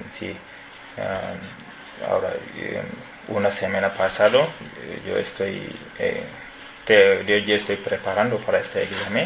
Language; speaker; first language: Spanish; non-native, learner; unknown